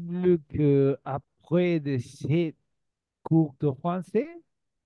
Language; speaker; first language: French; non-native, learner; Spanish